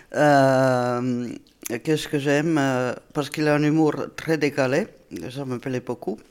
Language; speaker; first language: French; non-native, fluent; Finnish